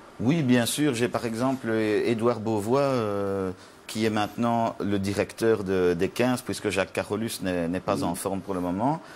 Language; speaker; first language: French; native; French